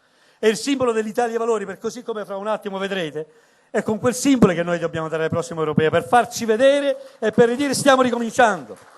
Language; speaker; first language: Italian; native; Italian